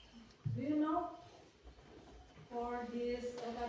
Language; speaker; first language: English; non-native, learner; Indonesian